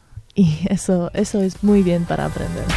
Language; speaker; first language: Spanish; non-native, fluent; Slovak